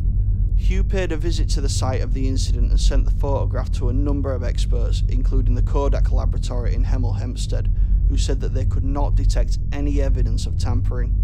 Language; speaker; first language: English; native; English